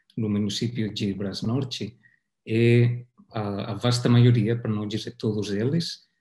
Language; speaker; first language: Portuguese; non-native, fluent; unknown